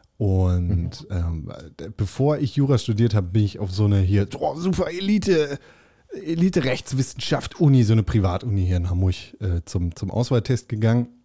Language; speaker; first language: German; native; German